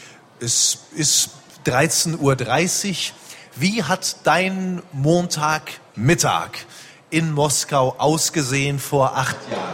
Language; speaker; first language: German; native; German